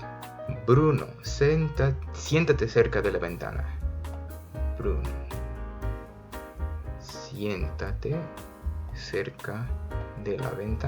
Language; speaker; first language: Spanish; early bilingual, heritage; Spanish